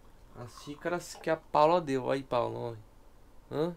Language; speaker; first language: Portuguese; native; Portuguese